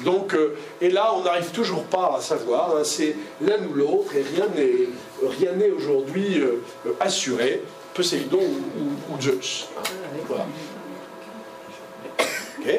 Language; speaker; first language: French; native; French